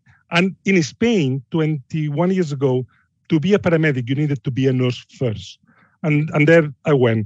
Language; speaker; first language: English; non-native, fluent; Spanish